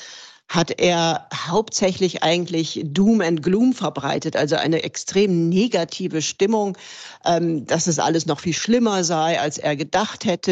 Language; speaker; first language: German; native; German